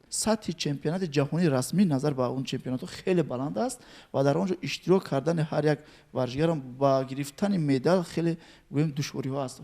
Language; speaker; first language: Tajik; native; Tajik